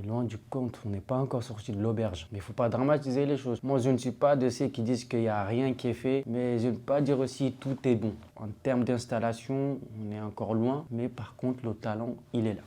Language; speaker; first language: French; non-native, local second language; Fula